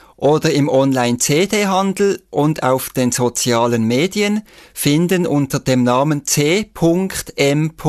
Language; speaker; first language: German; native; German